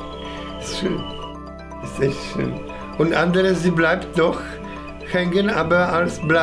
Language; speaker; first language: German; non-native, fluent; Polish